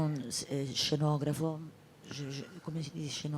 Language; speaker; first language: French; non-native, fluent; Italian